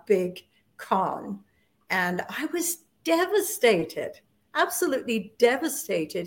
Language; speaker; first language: English; native; English